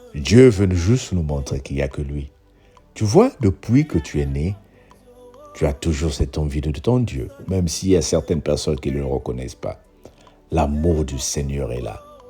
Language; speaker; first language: French; non-native, local second language; Lingala